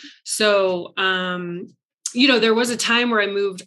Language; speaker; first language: English; native; English